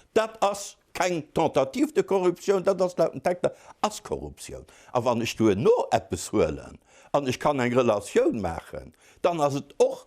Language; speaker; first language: Luxembourgish; native; Luxembourgish